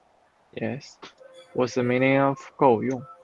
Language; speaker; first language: English; non-native, fluent; Chinese